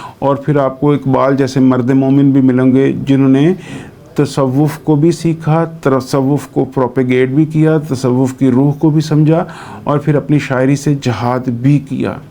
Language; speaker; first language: Urdu; non-native, local second language; Punjabi